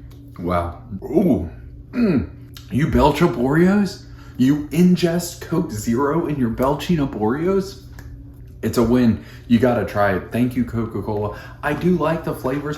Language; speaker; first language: English; native; English